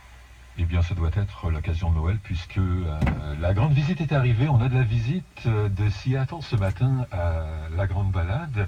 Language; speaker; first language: French; native; French